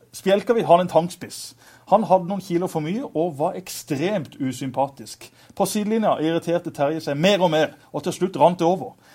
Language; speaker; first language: Norwegian; native; Norwegian